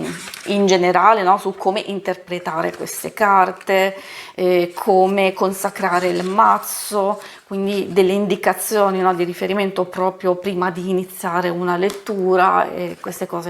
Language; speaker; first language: Italian; native; Italian